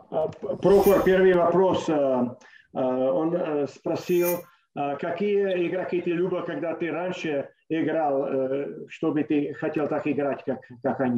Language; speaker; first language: Russian; early bilingual, heritage; Russian